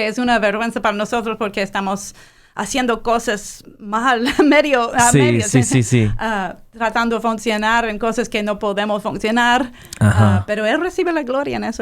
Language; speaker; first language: Spanish; non-native, fluent; English